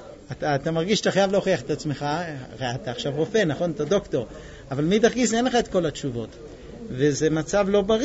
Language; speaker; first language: Hebrew; native; Hebrew